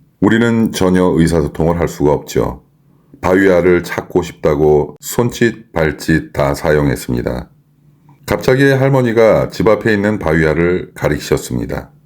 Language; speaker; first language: Korean; native; Korean